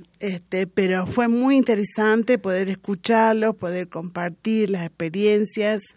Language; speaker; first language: Spanish; non-native, local second language; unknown